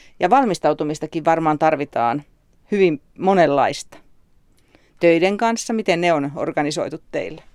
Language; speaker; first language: Finnish; native; Finnish